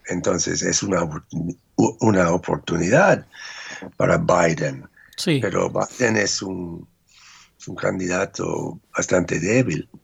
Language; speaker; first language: Spanish; non-native, fluent; English